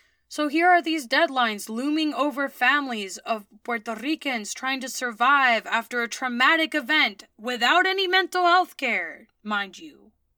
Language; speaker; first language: English; early bilingual, other home language; Spanish